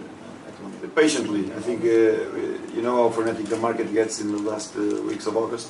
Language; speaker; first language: English; non-native, fluent; Portuguese